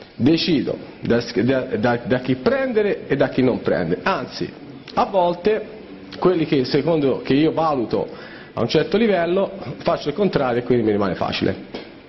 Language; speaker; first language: Italian; native; Italian